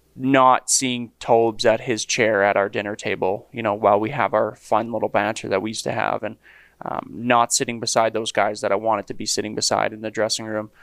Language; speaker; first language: English; native; English